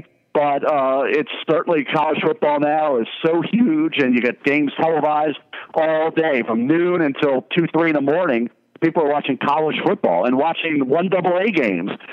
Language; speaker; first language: English; native; English